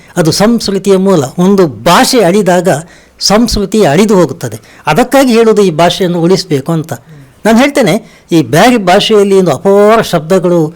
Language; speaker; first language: Kannada; non-native, local second language; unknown